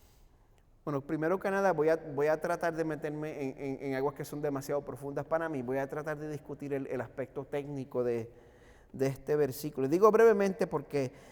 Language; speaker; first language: Spanish; native; Spanish